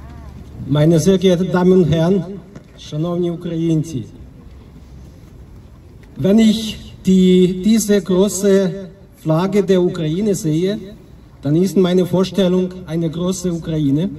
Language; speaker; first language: German; non-native, fluent; Ukrainian